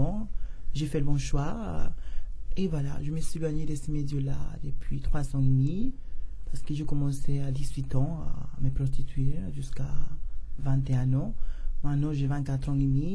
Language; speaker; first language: French; non-native, learner; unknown